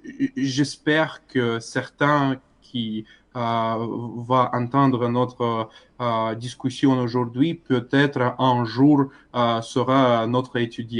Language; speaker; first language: French; non-native, fluent; Russian